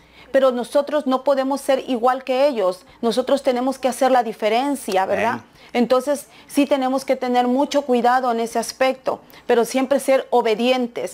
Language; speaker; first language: Spanish; native; Spanish